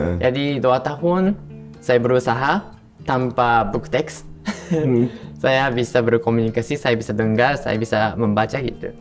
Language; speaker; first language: Indonesian; non-native, fluent; Japanese